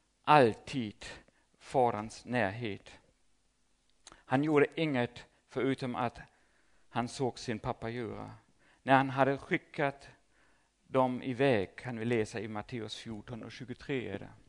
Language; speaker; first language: Swedish; non-native, fluent; German